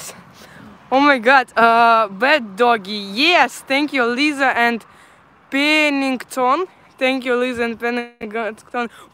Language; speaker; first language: English; non-native, learner; Russian